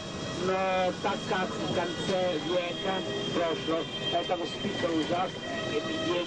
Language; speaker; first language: Russian; non-native, fluent; Italian